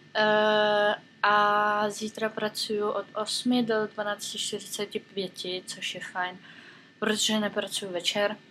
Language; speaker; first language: Czech; early bilingual, heritage; Czech